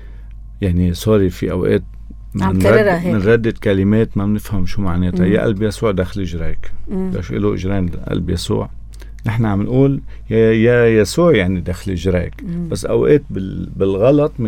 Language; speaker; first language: Arabic; native; Arabic